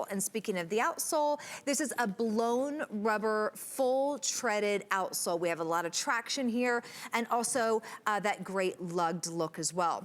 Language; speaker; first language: English; native; English